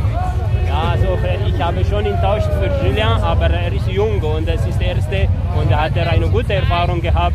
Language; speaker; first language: German; non-native, learner; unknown